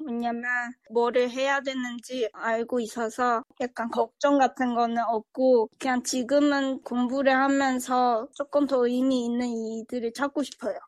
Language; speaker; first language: Korean; early bilingual, other home language; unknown